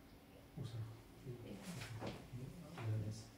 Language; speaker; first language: French; native; French